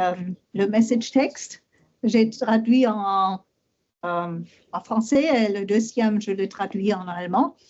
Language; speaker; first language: French; non-native, learner; German